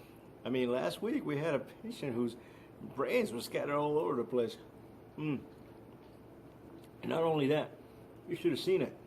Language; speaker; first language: English; native; English